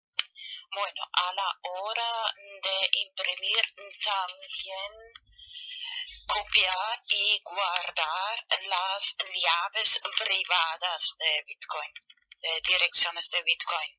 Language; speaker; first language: Spanish; non-native, fluent; German